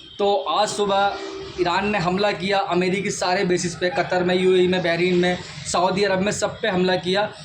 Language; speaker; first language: Hindi; native; Hindi